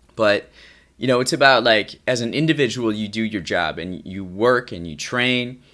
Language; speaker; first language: English; native; English